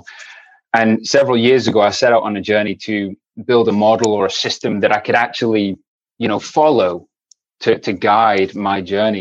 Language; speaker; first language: English; native; English